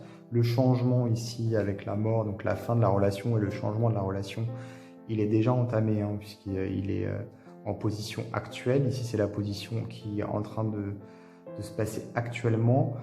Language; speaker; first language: French; native; French